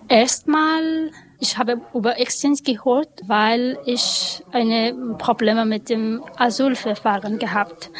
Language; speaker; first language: German; non-native, learner; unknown